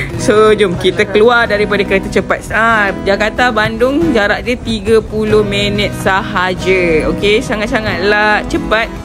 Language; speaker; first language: Malay; native; Malay